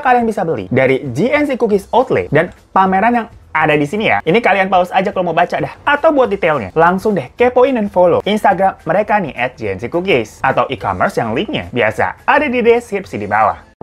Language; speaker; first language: Indonesian; native; Indonesian